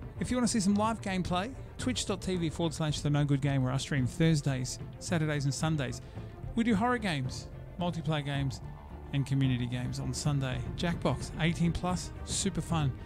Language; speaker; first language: English; native; English